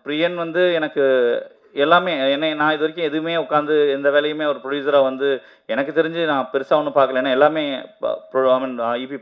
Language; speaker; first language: Tamil; native; Tamil